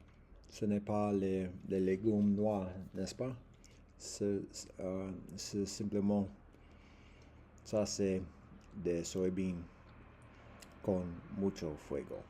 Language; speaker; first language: French; non-native, learner; English